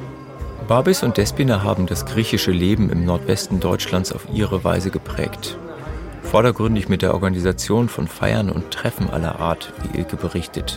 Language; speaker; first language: German; native; German